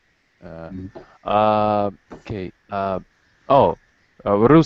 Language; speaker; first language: Russian; non-native, learner; English